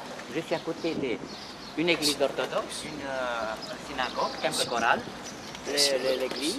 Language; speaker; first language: French; non-native, learner; Romanian